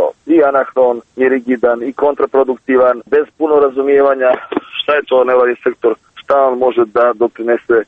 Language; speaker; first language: Serbian; native; Serbian